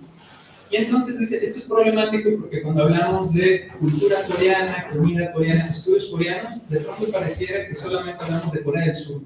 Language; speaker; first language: Spanish; native; Spanish